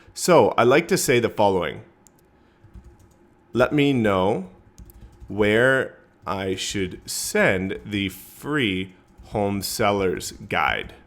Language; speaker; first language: English; native; English